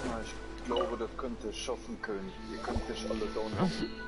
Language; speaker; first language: German; native; German